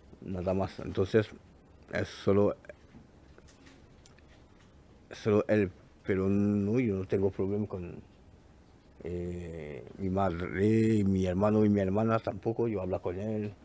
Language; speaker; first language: Spanish; non-native, learner; French